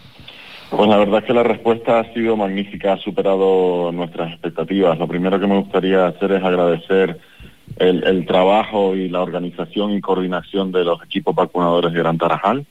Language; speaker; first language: Spanish; native; Spanish